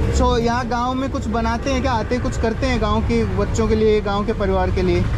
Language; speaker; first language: Hindi; native; Hindi